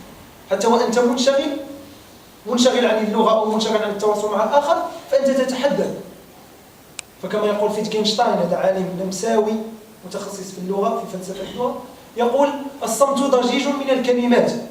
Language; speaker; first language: Arabic; native; Arabic